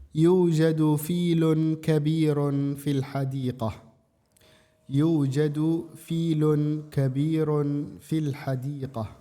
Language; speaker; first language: Arabic; non-native, fluent; Indonesian